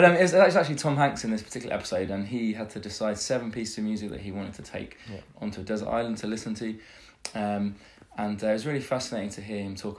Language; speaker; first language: English; native; English